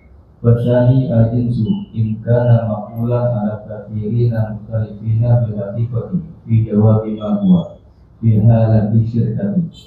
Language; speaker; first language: Arabic; non-native, learner; Indonesian